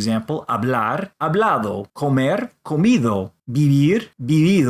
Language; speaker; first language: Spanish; non-native, fluent; English